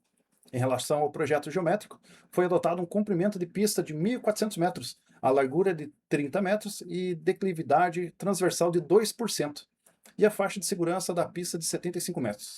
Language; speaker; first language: Portuguese; native; Portuguese